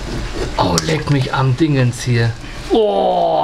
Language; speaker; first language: German; native; German